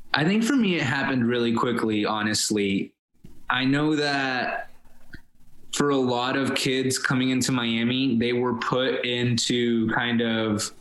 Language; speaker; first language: English; early bilingual, other home language; Spanish